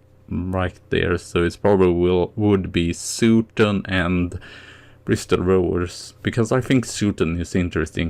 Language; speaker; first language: English; non-native, fluent; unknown